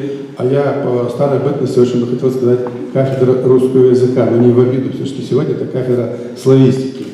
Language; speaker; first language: Russian; native; Russian